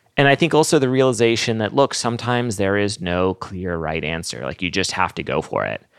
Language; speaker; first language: English; native; English